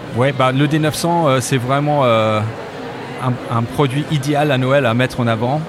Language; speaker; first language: French; non-native, fluent; English